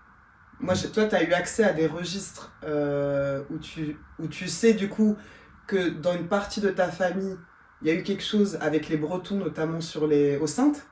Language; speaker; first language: French; native; French